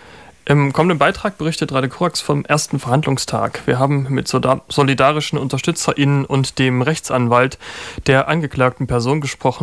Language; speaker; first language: German; native; German